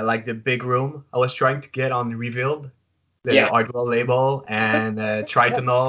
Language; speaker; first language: English; non-native, fluent; French